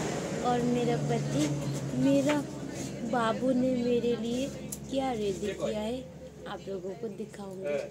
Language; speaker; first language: Hindi; non-native, local second language; Bangla